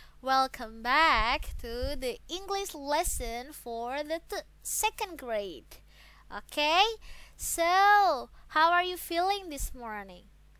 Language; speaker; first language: English; non-native, fluent; Indonesian